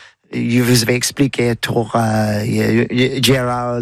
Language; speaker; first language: French; non-native, learner; English